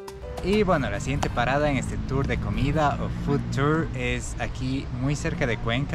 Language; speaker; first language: Spanish; native; Spanish